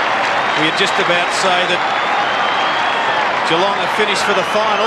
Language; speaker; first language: English; native; English